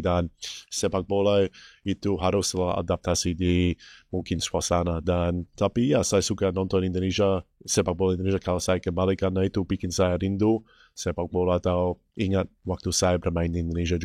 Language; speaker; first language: Indonesian; non-native, fluent; English